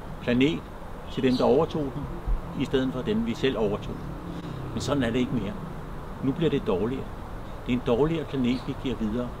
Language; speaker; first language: Danish; native; Danish